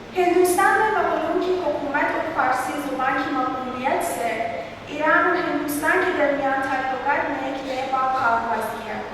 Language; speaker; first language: Urdu; non-native, fluent; Persian